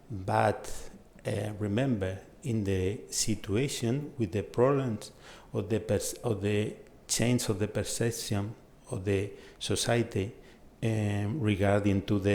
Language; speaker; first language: English; non-native, fluent; Spanish